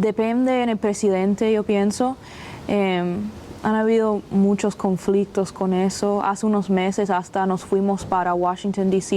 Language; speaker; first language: Spanish; early bilingual, other home language; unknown